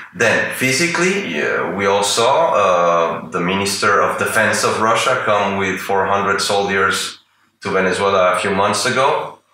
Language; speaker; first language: English; non-native, fluent; Spanish